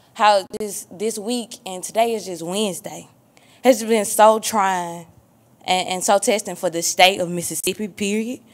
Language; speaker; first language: English; native; English